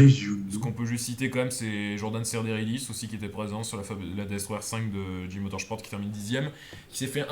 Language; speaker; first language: French; native; French